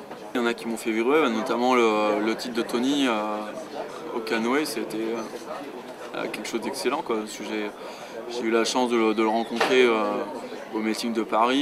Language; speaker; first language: French; native; French